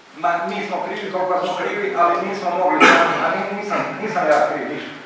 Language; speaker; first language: Bosnian; native; Bosnian